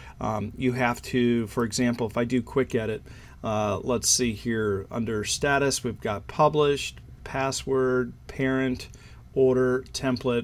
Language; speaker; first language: English; native; English